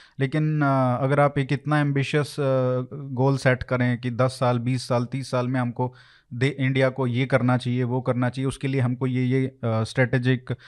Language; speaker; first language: Hindi; native; Hindi